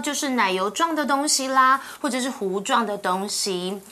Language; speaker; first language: Chinese; native; Chinese